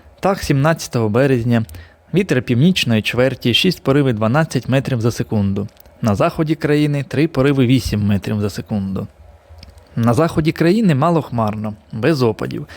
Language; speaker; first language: Ukrainian; native; Ukrainian